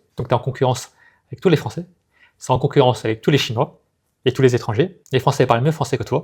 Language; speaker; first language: French; native; French